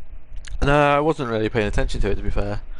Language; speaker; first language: English; native; English